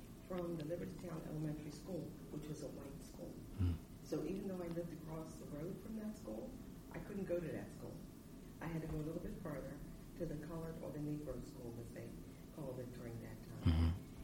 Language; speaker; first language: English; native; English